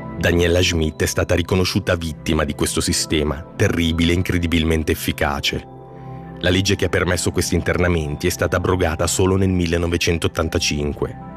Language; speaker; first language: Italian; native; Italian